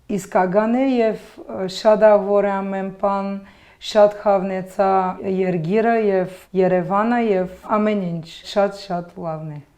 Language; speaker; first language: Armenian; early bilingual, heritage; Armenian